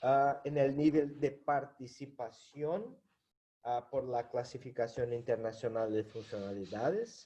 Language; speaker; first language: Spanish; non-native, fluent; Portuguese